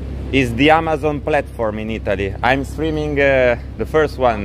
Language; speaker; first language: English; non-native, learner; Italian